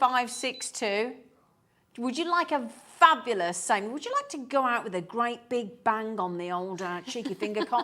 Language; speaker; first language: English; native; English